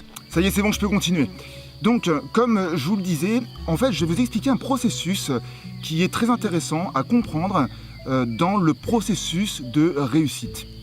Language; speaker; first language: French; native; French